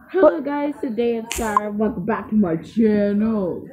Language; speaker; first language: English; native; English